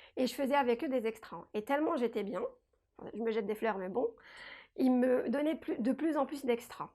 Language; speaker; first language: French; non-native, local second language; Kabyle